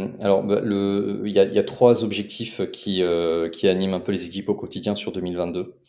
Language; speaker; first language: French; native; French